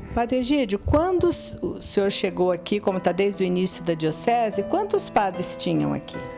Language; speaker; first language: Portuguese; native; Portuguese